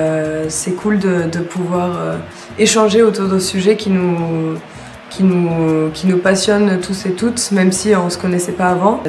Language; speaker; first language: French; non-native, fluent; German